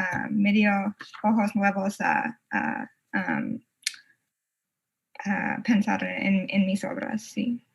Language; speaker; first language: Spanish; non-native, fluent; English